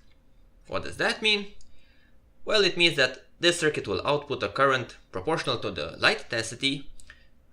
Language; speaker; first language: English; non-native, fluent; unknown